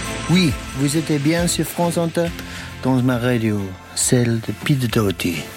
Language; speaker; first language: French; non-native, learner; English